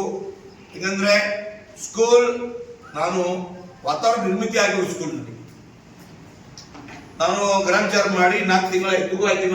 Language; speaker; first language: Kannada; non-native, local second language; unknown